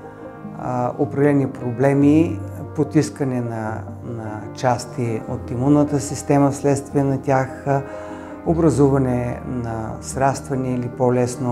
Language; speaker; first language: Bulgarian; native; Bulgarian